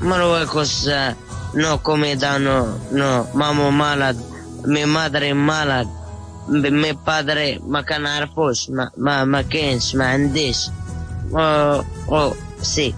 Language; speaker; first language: Spanish; non-native, learner; Arabic